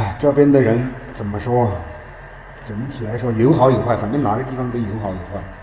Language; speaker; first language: Chinese; native; Chinese